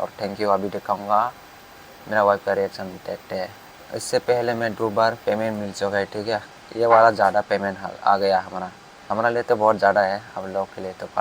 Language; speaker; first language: Hindi; non-native, local second language; Kok Borok